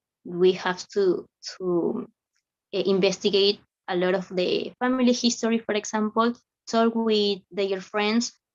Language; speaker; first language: English; non-native, learner; Spanish